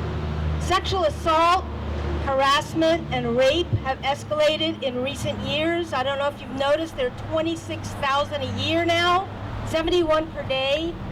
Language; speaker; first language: English; native; English